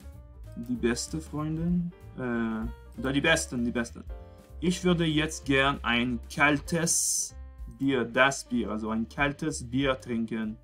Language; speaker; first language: German; non-native, fluent; French